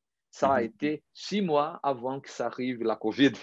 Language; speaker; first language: French; non-native, fluent; Portuguese